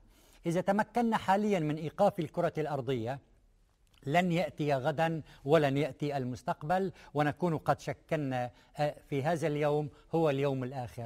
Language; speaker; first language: Arabic; native; Arabic